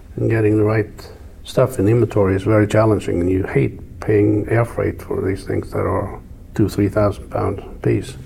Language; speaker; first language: English; non-native, fluent; Swedish